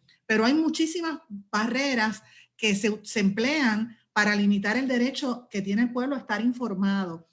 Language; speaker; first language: Spanish; native; Spanish